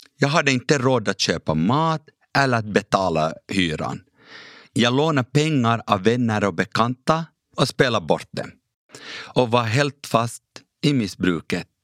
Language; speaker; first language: Swedish; early bilingual, other home language; Kurdish